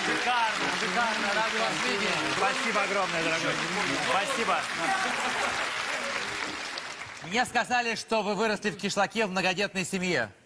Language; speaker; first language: Russian; native; Russian